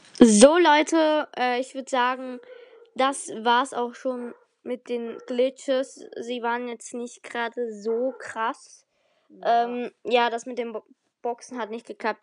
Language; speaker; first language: German; native; German